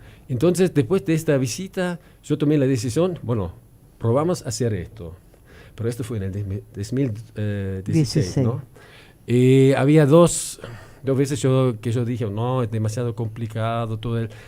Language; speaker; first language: Spanish; non-native, fluent; German